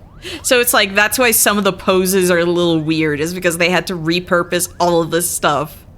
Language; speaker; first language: English; native; English